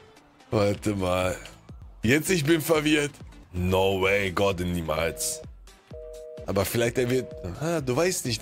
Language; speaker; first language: German; native; German